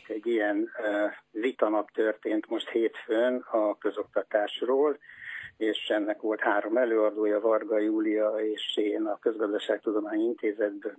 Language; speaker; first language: Hungarian; native; Hungarian